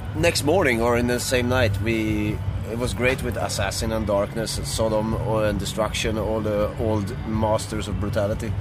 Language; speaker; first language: English; non-native, fluent; Swedish